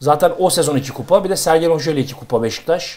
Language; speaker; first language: Turkish; native; Turkish